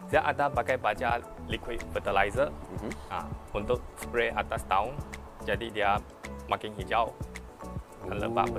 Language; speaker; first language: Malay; non-native, local second language; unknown